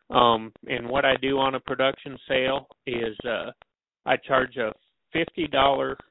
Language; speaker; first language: English; native; English